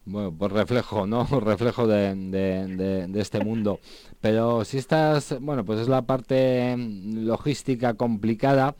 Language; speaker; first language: Spanish; native; Spanish